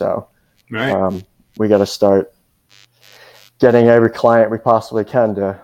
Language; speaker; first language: English; native; English